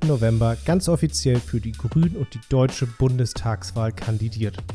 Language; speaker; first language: German; native; German